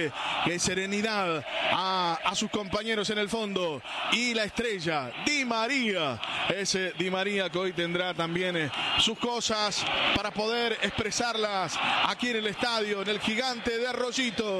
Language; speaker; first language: Spanish; native; Spanish